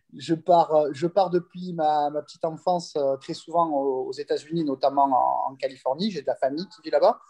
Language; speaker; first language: French; native; French